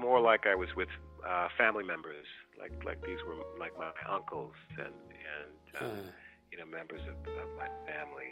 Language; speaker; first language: English; native; English